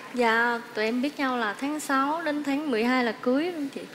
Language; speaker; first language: Vietnamese; native; Vietnamese